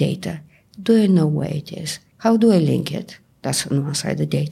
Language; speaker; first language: English; non-native, fluent; Bulgarian